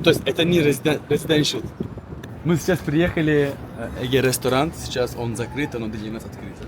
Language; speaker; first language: Russian; non-native, fluent; Turkish